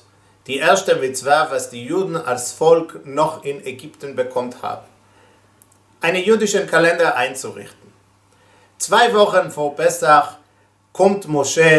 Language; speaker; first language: German; non-native, fluent; Hebrew